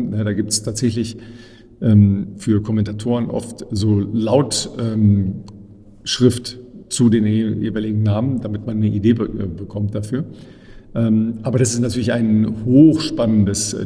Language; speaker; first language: German; native; German